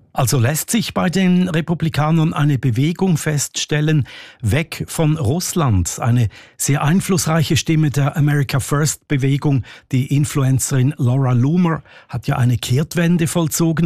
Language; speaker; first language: German; native; German